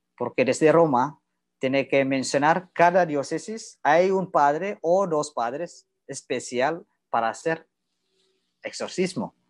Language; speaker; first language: Spanish; non-native, learner; Indonesian